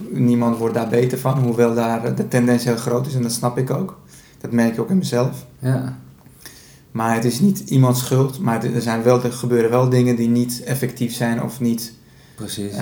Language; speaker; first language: Dutch; early bilingual, other home language; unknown